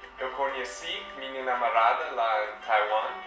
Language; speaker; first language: Portuguese; non-native, learner; English